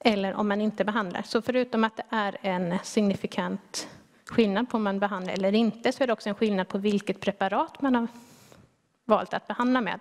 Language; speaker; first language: Swedish; native; Swedish